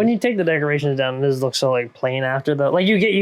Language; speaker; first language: English; native; English